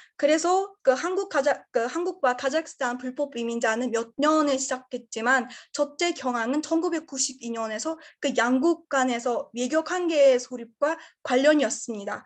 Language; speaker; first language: Korean; non-native, learner; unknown